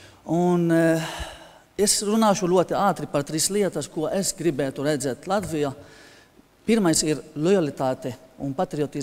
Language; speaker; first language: Latvian; non-native, fluent; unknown